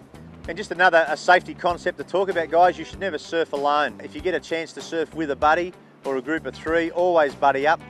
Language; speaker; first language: English; native; English